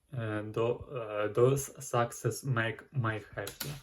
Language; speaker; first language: English; non-native, learner; Ukrainian